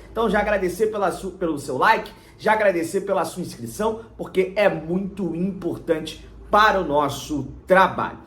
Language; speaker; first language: Portuguese; native; Portuguese